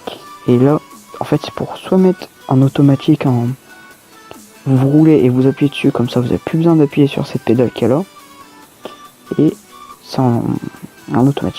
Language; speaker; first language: French; native; French